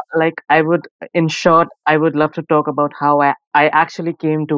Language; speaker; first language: English; non-native, local second language; Urdu